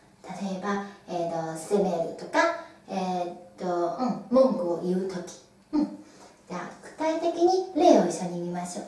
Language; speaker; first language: Japanese; non-native, fluent; Chinese